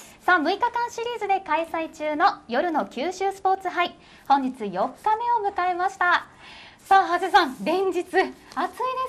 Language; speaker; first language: Japanese; native; Japanese